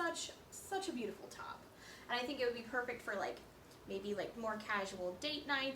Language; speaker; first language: English; native; English